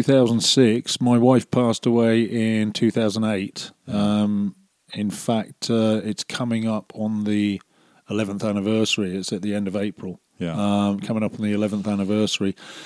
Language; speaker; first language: English; native; English